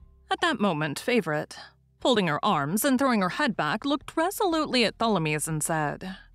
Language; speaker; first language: English; native; English